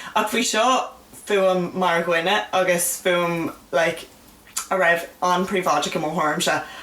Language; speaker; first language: Irish; non-native, local second language; English